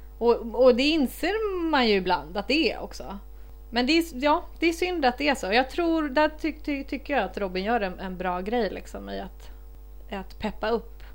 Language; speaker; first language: Swedish; early bilingual, other home language; Icelandic